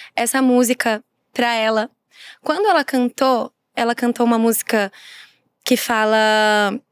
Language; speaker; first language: Portuguese; native; Portuguese